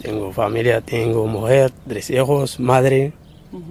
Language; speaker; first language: Spanish; non-native, learner; Arabic